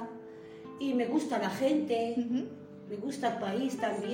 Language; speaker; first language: Spanish; non-native, learner; Arabic